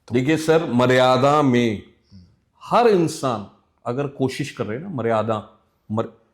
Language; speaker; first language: Hindi; non-native, local second language; Punjabi